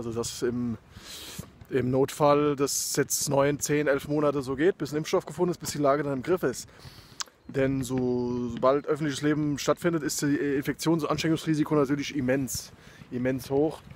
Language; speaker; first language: German; native; German